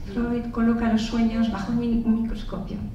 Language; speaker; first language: Spanish; native; Spanish